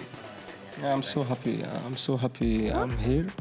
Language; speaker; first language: English; non-native, learner; Arabic